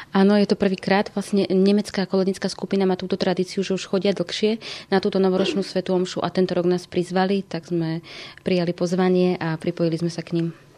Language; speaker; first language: Slovak; native; Slovak